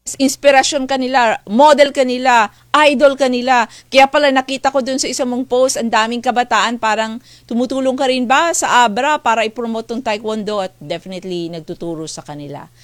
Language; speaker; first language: Filipino; native; Filipino